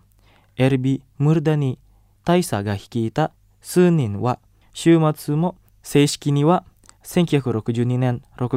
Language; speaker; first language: Japanese; non-native, fluent; Indonesian